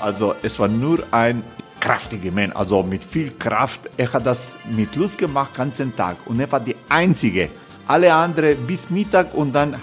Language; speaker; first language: German; non-native, fluent; Croatian